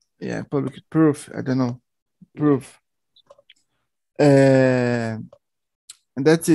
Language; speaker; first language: English; non-native, learner; Portuguese